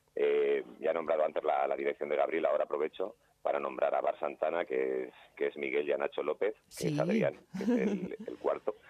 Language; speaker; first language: Spanish; native; Spanish